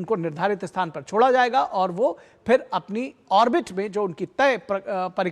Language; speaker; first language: Hindi; native; Hindi